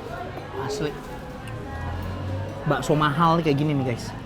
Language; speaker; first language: Indonesian; native; Indonesian